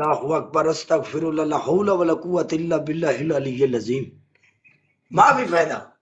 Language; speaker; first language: Arabic; non-native, learner; Punjabi